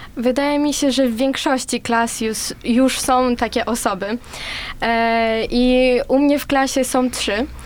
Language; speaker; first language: Polish; non-native, fluent; Ukrainian